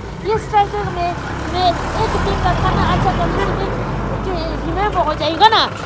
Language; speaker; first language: Hindi; non-native, local second language; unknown